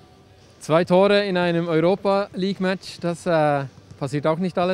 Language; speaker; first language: German; native; German